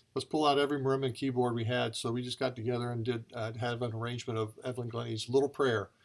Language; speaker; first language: English; native; English